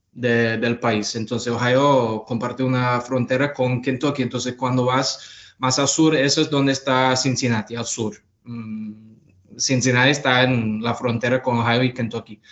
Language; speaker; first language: Spanish; non-native, fluent; English